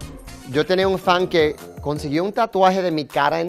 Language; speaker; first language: Spanish; early bilingual, heritage; Spanish